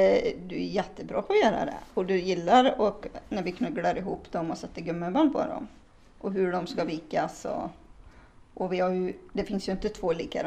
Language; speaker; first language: Swedish; native; Swedish